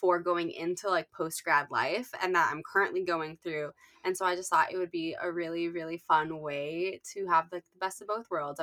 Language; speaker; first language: English; native; English